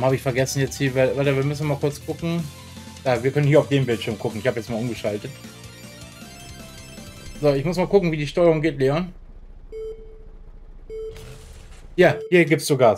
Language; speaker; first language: German; native; German